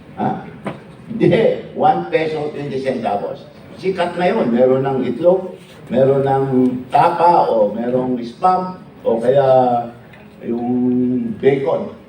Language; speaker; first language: Filipino; non-native, local second language; Iloko